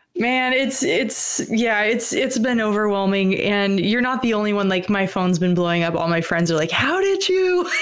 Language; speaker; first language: English; native; English